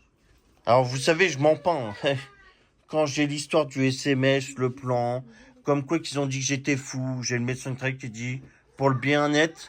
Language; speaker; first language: French; native; French